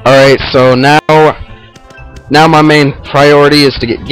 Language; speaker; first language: English; native; English